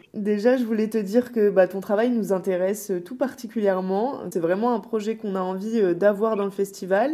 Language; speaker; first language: French; native; French